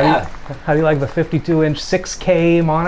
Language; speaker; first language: English; native; English